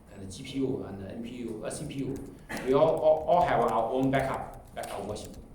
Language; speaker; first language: English; non-native, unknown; Chinese